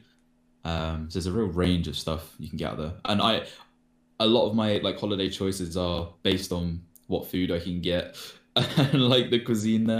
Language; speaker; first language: English; native; English